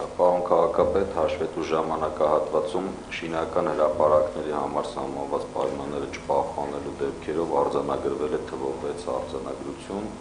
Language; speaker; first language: Armenian; native; Armenian